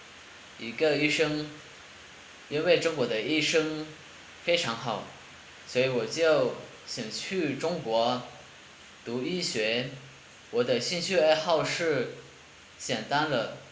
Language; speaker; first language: Chinese; non-native, learner; Lao